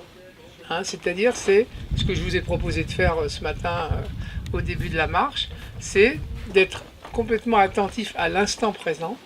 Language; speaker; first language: French; native; French